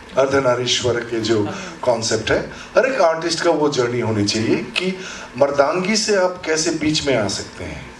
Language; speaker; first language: Hindi; non-native, local second language; Assamese